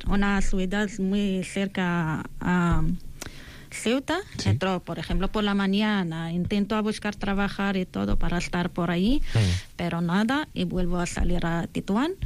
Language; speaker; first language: Spanish; non-native, learner; Arabic